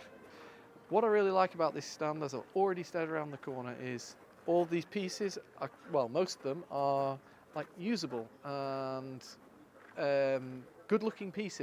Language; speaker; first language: English; native; English